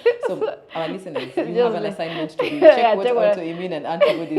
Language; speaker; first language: English; native; English